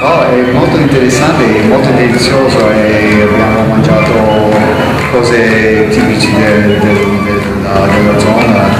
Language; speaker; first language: Italian; non-native, learner; English